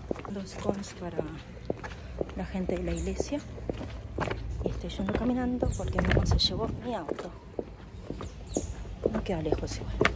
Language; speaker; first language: Spanish; early bilingual, other home language; Korean